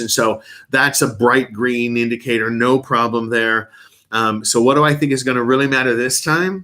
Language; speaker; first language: English; native; English